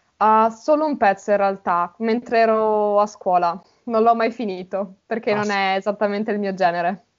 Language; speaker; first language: Italian; native; Italian